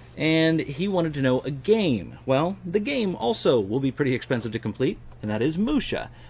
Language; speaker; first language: English; native; English